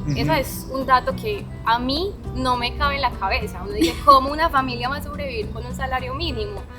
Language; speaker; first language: Spanish; native; Spanish